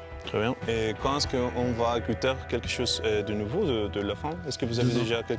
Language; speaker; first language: French; non-native, learner; Spanish